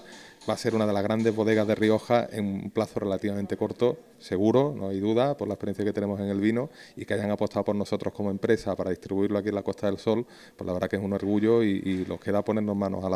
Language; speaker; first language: Spanish; native; Spanish